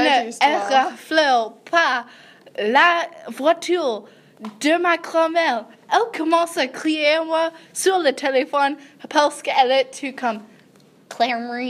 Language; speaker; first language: French; non-native, learner; English